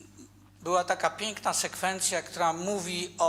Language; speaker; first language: Polish; native; Polish